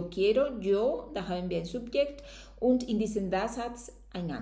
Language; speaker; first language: German; non-native, fluent; Spanish